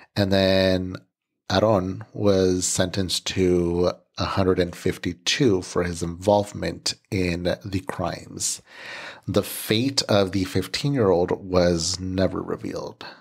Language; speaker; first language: English; native; English